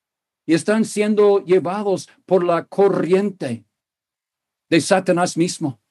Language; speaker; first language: Spanish; non-native, fluent; English